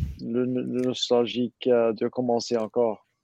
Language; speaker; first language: French; non-native, learner; English